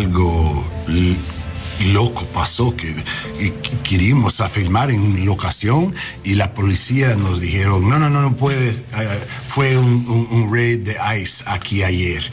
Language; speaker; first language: Spanish; non-native, learner; English